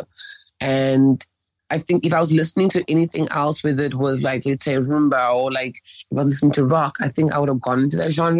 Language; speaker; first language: English; early bilingual, other home language; French